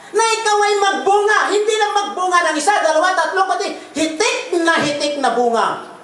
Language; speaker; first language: Filipino; non-native, local second language; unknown